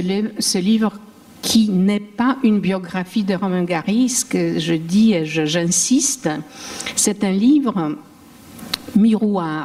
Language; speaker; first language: French; non-native, fluent; Polish